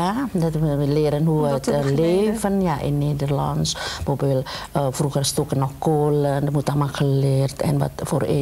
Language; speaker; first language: Dutch; non-native, learner; Indonesian